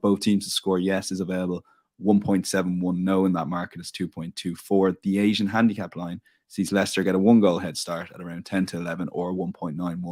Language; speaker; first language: English; native; English